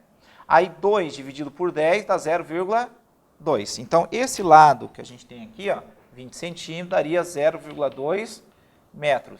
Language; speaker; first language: Portuguese; native; Portuguese